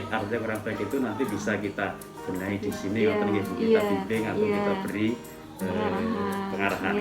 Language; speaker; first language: Indonesian; native; Indonesian